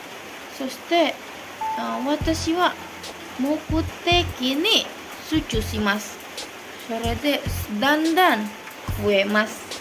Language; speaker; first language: Japanese; non-native, learner; Indonesian